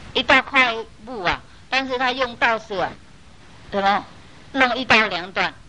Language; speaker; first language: Chinese; non-native, fluent; Vietnamese